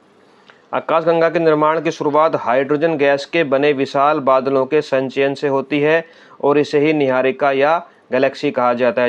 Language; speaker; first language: Hindi; native; Hindi